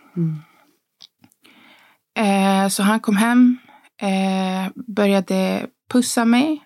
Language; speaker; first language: Swedish; early bilingual, other home language; Spanish